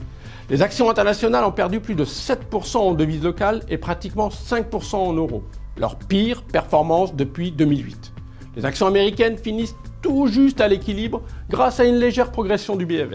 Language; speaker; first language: French; native; French